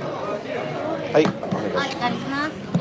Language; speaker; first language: Japanese; non-native, learner; English